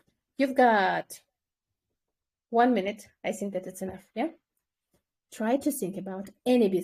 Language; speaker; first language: English; non-native, fluent; Kyrgyz